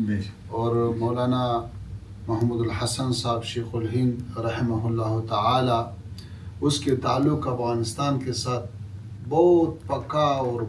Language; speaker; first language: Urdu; non-native, fluent; Pashto